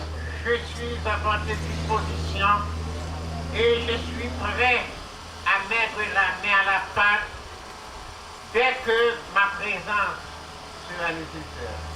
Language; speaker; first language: French; non-native, local second language; Haitian Creole